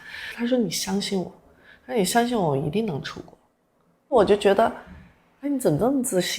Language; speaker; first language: Chinese; native; Chinese